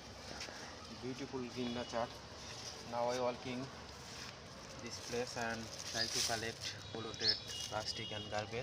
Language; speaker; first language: English; non-native, learner; Bangla